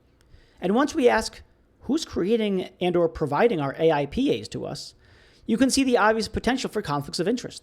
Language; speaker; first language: English; native; English